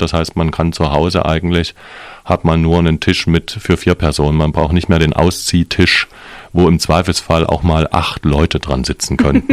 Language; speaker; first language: German; native; German